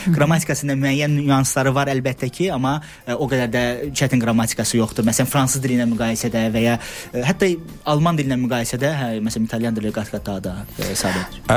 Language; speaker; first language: Azerbaijani; early bilingual, heritage; Azerbaijani